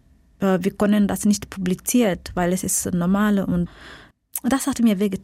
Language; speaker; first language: German; non-native, fluent; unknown